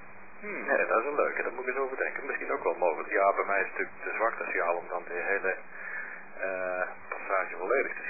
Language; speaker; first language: Dutch; native; Dutch